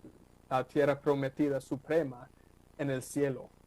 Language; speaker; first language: Spanish; non-native, fluent; English